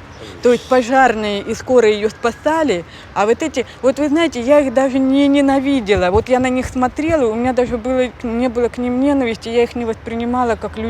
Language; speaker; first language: Russian; native; Russian